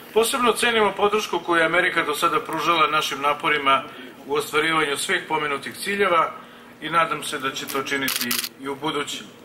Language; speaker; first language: Serbian; native; Serbian